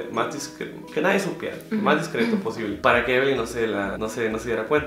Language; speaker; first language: Spanish; native; Spanish